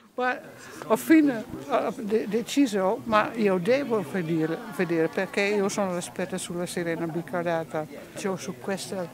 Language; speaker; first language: Italian; non-native, learner; Dutch